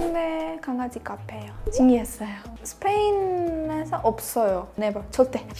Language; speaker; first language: Korean; non-native, learner; Spanish